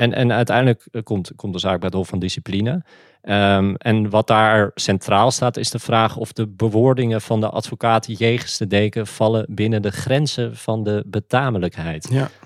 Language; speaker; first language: Dutch; native; Dutch